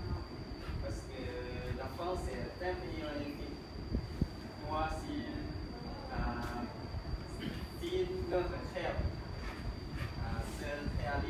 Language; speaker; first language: French; non-native, learner; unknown